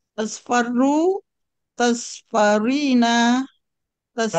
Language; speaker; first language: Arabic; non-native, learner; Indonesian